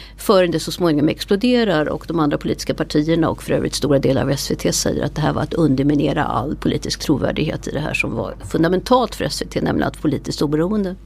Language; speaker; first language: Swedish; native; Swedish